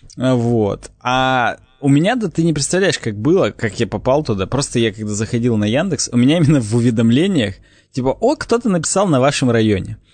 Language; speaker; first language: Russian; native; Russian